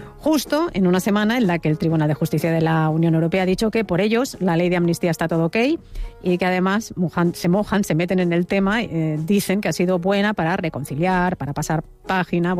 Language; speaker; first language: Spanish; native; Spanish